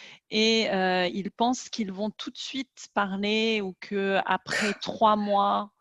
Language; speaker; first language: French; native; French